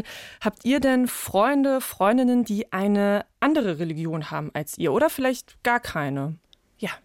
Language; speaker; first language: German; native; German